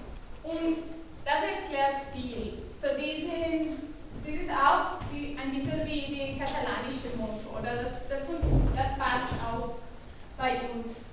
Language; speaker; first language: German; non-native, learner; Catalan